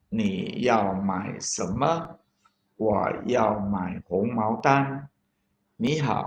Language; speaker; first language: Chinese; non-native, fluent; Thai